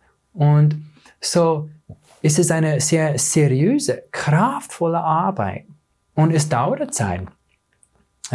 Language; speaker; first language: German; non-native, fluent; English